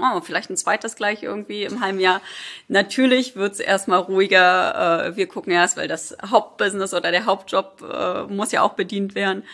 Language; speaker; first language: German; native; German